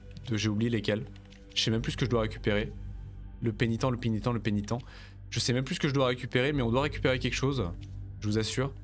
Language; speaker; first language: French; native; French